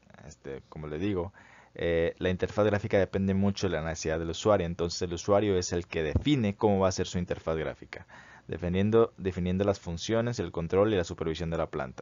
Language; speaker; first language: Spanish; native; Spanish